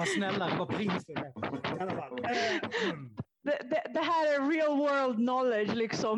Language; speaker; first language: Swedish; non-native, fluent; Italian